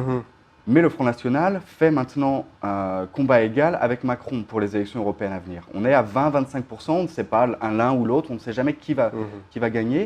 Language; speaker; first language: French; native; French